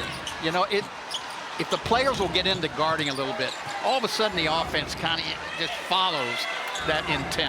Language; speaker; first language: English; native; English